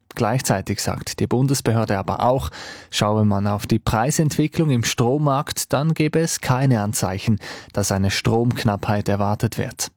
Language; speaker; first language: German; native; German